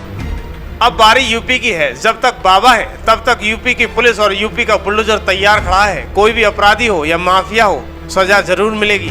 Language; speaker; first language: Hindi; native; Hindi